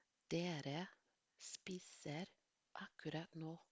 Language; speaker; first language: Norwegian; non-native, fluent; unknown